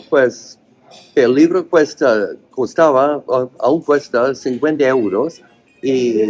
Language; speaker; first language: Spanish; non-native, fluent; English